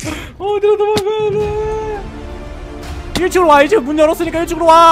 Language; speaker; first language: Korean; native; Korean